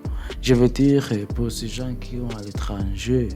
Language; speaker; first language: French; non-native, learner; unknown